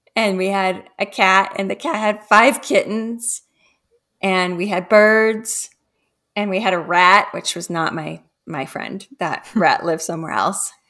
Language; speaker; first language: English; early bilingual, other home language; Spanish